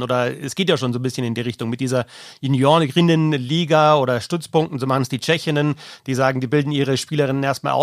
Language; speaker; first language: German; native; German